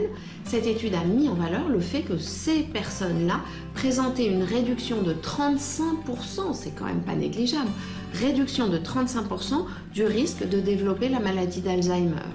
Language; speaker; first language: French; native; French